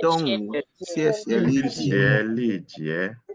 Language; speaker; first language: Chinese; non-native, learner; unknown